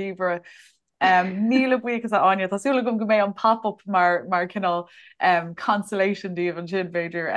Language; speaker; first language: Irish; native; Irish